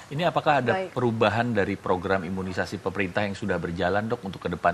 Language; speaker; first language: Indonesian; native; Indonesian